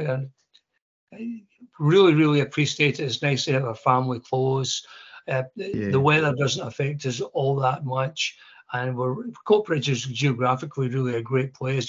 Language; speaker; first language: English; native; English